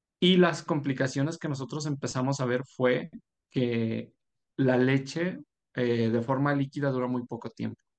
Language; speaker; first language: Spanish; native; Spanish